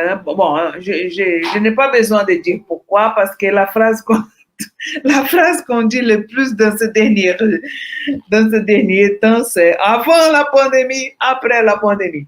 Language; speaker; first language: French; non-native, fluent; Portuguese